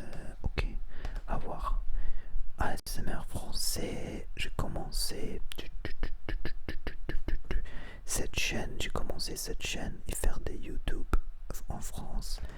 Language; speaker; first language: French; non-native, learner; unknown